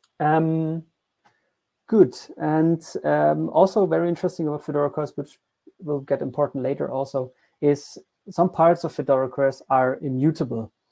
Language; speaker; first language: English; non-native, fluent; German